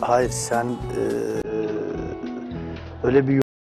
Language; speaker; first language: Turkish; native; Turkish